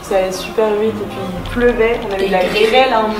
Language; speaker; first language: French; native; French